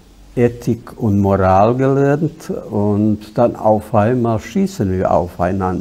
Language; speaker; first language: German; non-native, fluent; Bosnian